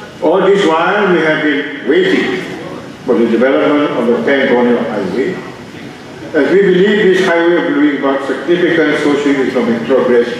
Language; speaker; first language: English; non-native, local second language; Malay